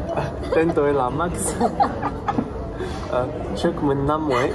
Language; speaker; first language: Vietnamese; non-native, learner; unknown